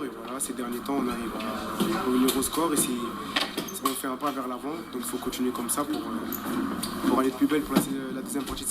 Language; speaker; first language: French; native; French